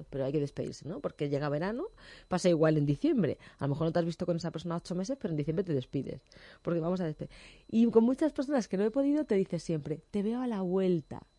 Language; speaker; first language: Spanish; native; Spanish